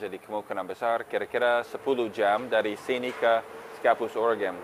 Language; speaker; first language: Indonesian; non-native, fluent; English